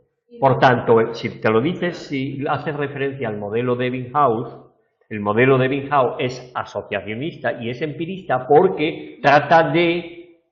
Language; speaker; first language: Spanish; native; Spanish